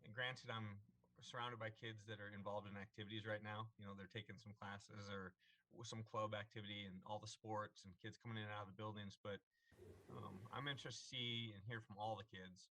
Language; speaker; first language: English; native; English